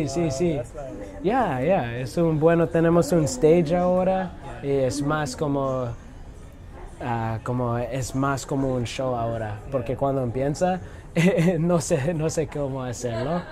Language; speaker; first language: Spanish; non-native, learner; English